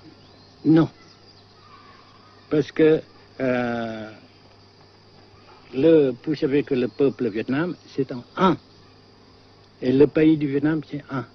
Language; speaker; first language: French; non-native, fluent; Vietnamese